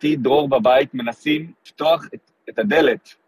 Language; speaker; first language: Hebrew; native; Hebrew